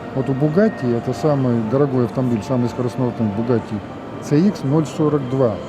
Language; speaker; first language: Russian; native; Russian